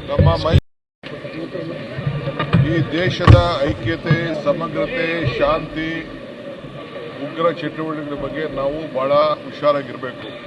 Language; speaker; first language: Kannada; native; Kannada